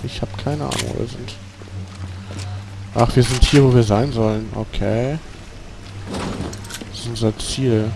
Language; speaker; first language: German; native; German